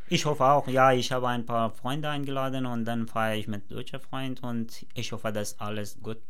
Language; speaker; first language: German; non-native, learner; Persian